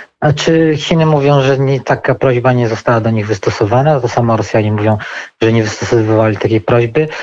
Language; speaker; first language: Polish; native; Polish